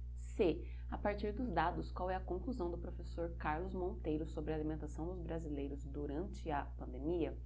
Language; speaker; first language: Portuguese; native; Portuguese